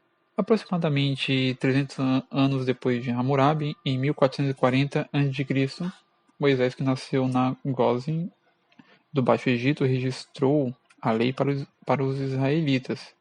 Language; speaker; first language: Portuguese; native; Portuguese